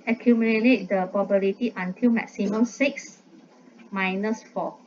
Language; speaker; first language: English; non-native, local second language; Malay